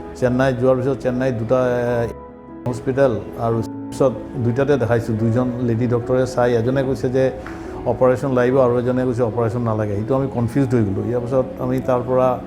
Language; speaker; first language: Assamese; non-native, local second language; Bangla